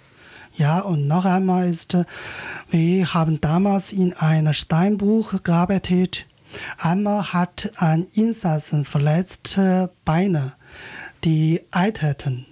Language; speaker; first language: German; non-native, learner; Chinese